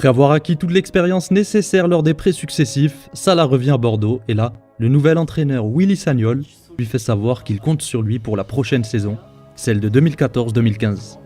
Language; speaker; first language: French; native; French